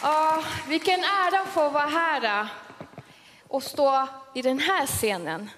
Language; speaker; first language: Swedish; early bilingual, other home language; Spanish